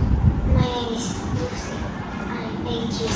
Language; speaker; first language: English; non-native, learner; Vietnamese